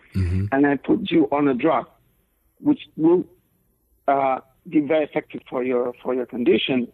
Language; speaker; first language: English; non-native, fluent; Spanish